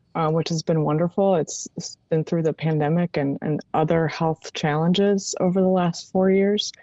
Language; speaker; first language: English; native; English